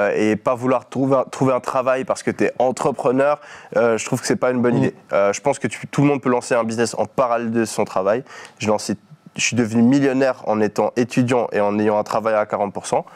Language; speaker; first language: French; native; French